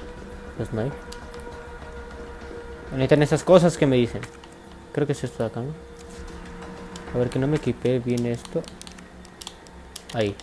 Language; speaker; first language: Spanish; native; Spanish